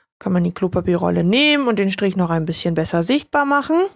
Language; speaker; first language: German; native; German